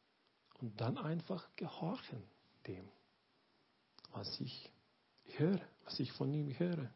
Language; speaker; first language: German; non-native, learner; Lithuanian